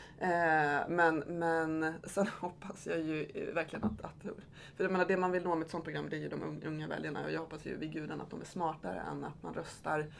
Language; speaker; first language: Swedish; native; Swedish